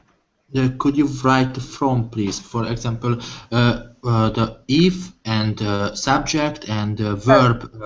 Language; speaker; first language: English; non-native, learner; Hungarian